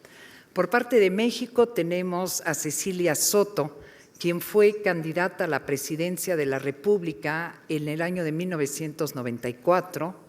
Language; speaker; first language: Spanish; native; Spanish